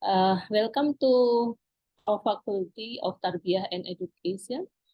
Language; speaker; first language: English; non-native, fluent; Indonesian